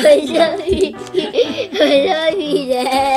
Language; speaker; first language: Japanese; native; Japanese